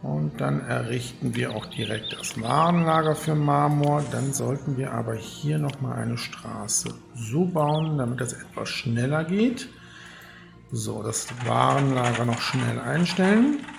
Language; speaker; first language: German; native; German